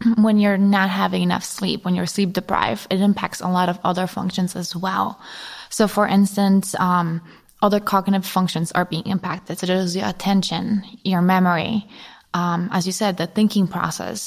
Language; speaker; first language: English; non-native, fluent; Polish